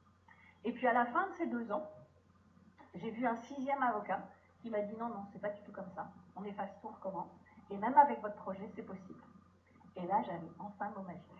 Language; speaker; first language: French; native; French